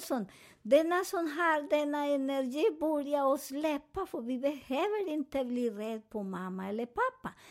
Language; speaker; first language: Swedish; non-native, fluent; Spanish